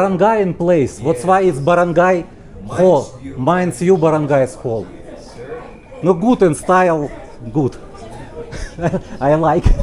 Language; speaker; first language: English; non-native, learner; Russian